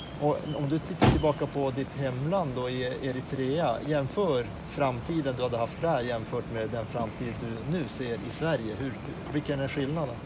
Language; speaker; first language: Swedish; native; Swedish